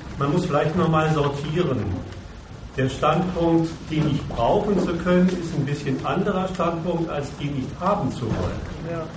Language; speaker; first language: German; native; German